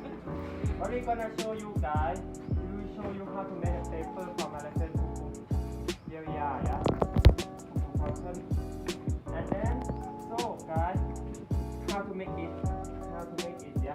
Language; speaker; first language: English; non-native, learner; Thai